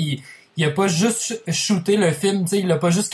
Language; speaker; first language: French; native; French